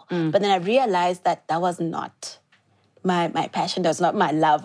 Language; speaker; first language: English; non-native, local second language; Southern Sotho